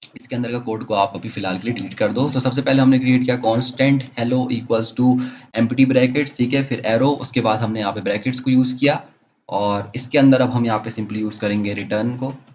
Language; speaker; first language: Hindi; native; Hindi